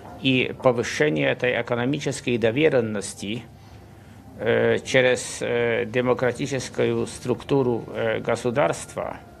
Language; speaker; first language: Russian; non-native, fluent; Polish